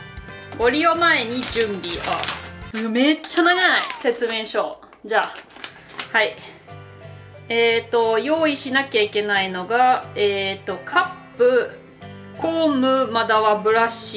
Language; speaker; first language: Japanese; non-native, fluent; German